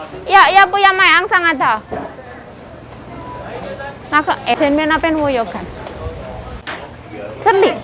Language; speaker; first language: Chinese; non-native, learner; Javanese